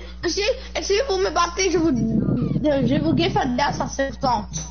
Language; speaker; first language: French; non-native, local second language; English